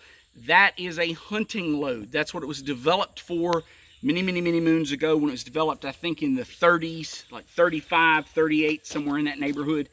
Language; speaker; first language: English; native; English